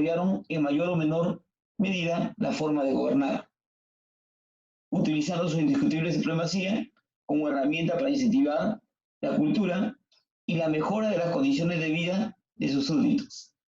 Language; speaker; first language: Spanish; native; Spanish